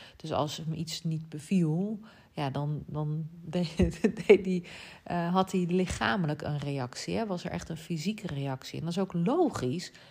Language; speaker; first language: Dutch; native; Dutch